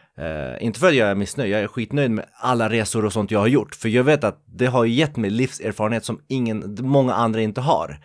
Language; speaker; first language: Swedish; early bilingual, other home language; Kurdish